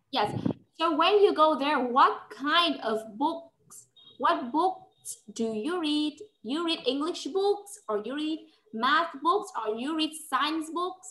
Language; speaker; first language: English; non-native, fluent; Vietnamese